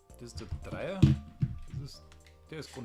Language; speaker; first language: German; native; German